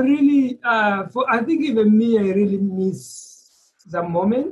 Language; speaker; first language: English; non-native, local second language; Swahili